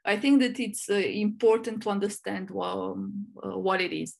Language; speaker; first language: English; non-native, fluent; Romanian